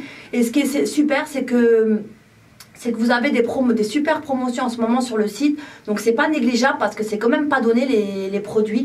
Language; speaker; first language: French; native; French